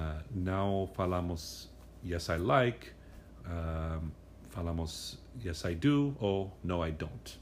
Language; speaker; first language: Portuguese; non-native, fluent; English